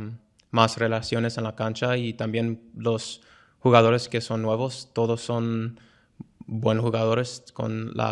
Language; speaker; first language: Spanish; non-native, fluent; English